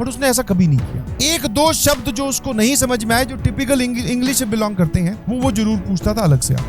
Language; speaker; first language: Hindi; native; Hindi